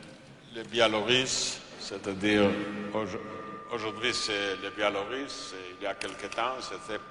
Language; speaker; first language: French; non-native, fluent; Yiddish